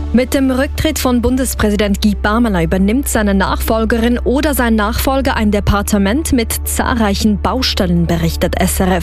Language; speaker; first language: German; native; German